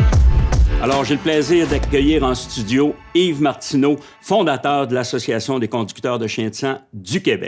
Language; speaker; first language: French; native; French